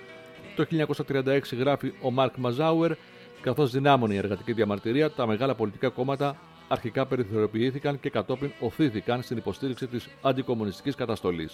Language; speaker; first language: Greek; native; Greek